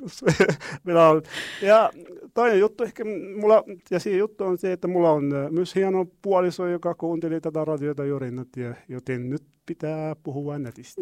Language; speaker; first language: Finnish; non-native, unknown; Arabic